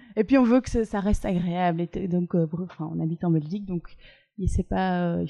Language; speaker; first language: French; native; French